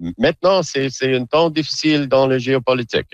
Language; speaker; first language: French; non-native, learner; English